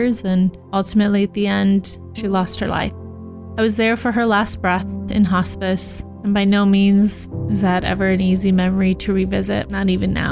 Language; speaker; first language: English; native; English